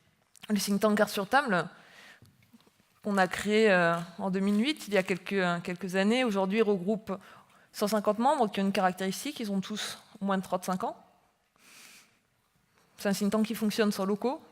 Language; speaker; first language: French; native; French